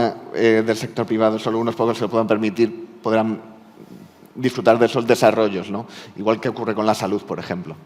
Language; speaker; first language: Spanish; native; Spanish